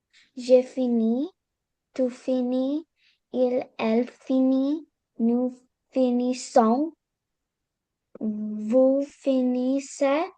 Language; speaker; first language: French; non-native, learner; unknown